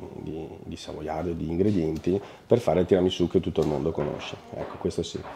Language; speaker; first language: Italian; native; Italian